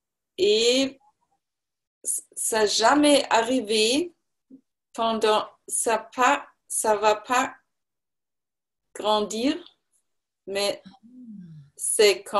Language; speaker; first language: French; non-native, learner; German